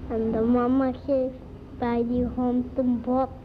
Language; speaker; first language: Dutch; early bilingual, other home language; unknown